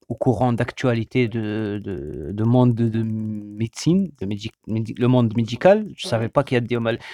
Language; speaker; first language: French; non-native, local second language; Arabic